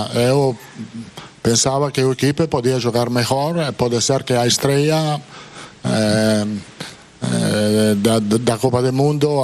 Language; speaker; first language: Portuguese; non-native, fluent; Italian